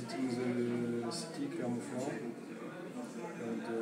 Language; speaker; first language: English; non-native, learner; French